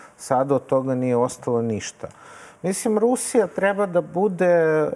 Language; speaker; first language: Serbian; non-native, fluent; Russian